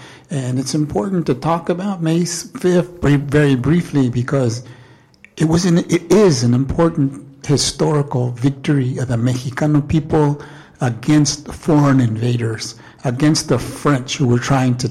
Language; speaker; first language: English; native; English